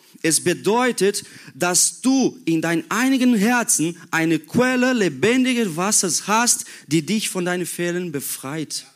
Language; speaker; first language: German; non-native, learner; Portuguese